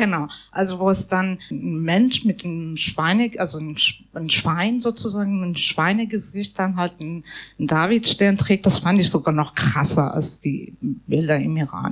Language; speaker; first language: German; non-native, fluent; Persian